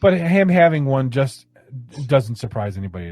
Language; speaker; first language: English; native; English